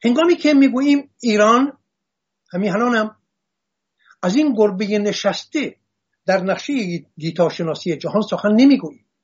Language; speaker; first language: Persian; non-native, local second language; Assyrian Neo-Aramaic